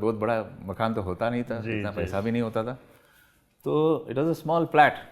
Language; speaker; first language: Hindi; non-native, local second language; Tamil